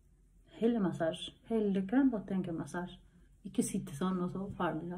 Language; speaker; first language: Norwegian; non-native, learner; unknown